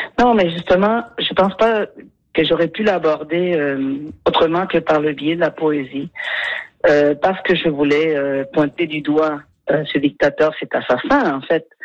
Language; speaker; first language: French; non-native, fluent; Spanish